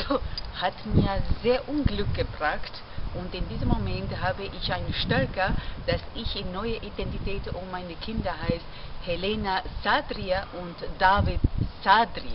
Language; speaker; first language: German; non-native, learner; Albanian